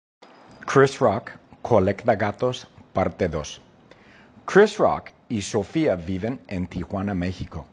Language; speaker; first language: Spanish; non-native, fluent; English